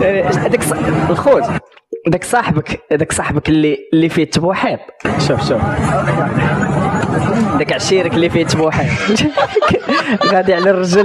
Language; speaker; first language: Arabic; native; Arabic